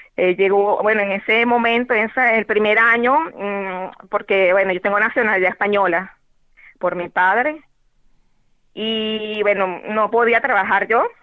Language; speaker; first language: Spanish; native; Spanish